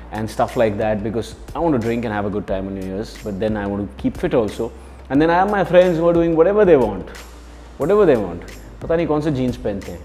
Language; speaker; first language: English; non-native, local second language; Hindi